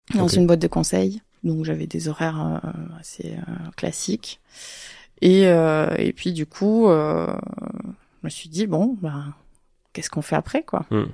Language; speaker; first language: French; native; French